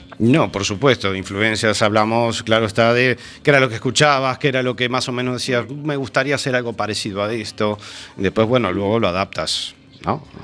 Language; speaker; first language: Spanish; native; Spanish